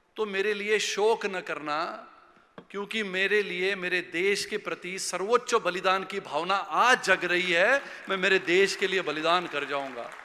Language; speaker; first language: Hindi; non-native, local second language; Marathi